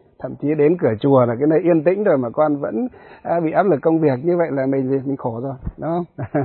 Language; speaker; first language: Vietnamese; non-native, local second language; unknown